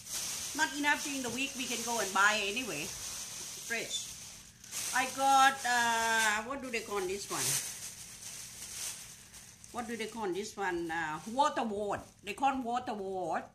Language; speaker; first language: English; non-native, learner; Thai